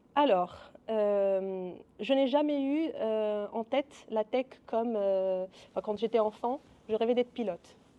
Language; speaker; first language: French; non-native, local second language; Arabic